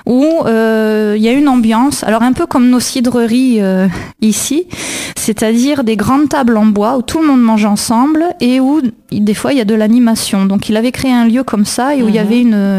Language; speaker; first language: French; native; French